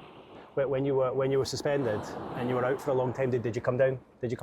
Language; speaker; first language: English; native; English